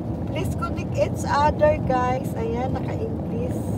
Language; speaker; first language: English; non-native, local second language; Cebuano